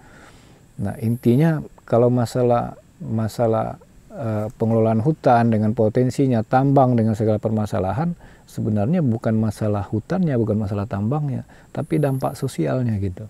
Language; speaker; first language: Indonesian; non-native, local second language; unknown